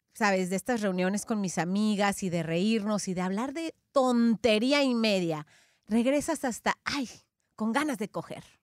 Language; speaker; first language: Spanish; native; Spanish